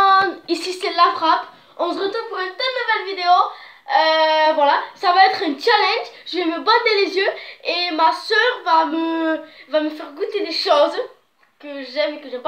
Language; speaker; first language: French; native; French